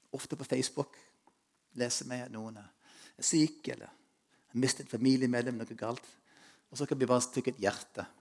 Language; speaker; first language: Norwegian; non-native, fluent; English